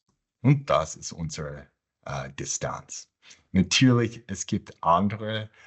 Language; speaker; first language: German; non-native, fluent; English